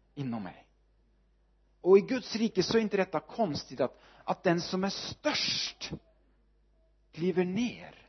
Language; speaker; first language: Swedish; non-native, fluent; Norwegian